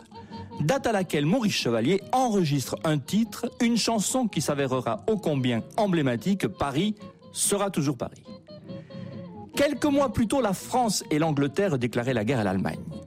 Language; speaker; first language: French; native; French